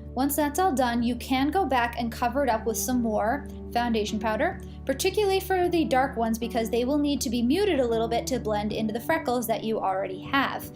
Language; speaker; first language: English; native; English